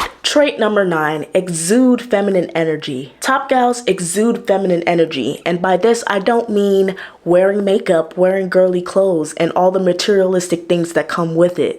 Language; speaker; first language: English; native; English